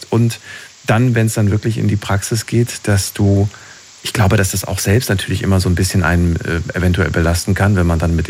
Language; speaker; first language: German; native; German